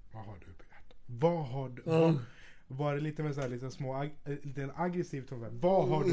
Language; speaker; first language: Swedish; native; Swedish